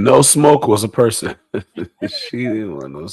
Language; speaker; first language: English; native; English